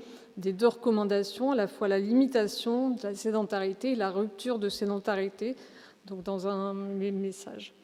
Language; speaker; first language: French; native; French